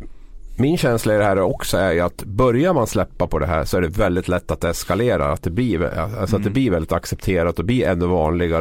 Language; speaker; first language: Swedish; native; Swedish